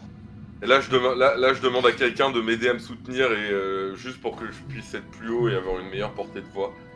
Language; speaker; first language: French; native; French